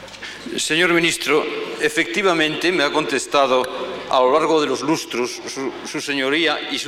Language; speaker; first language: Spanish; native; Spanish